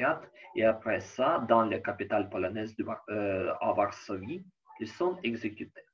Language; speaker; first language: French; non-native, learner; Ukrainian